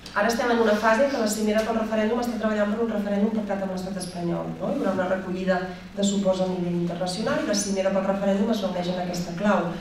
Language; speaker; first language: Catalan; native; Catalan